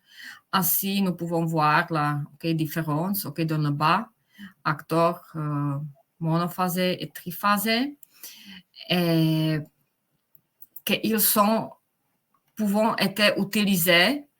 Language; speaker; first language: French; non-native, fluent; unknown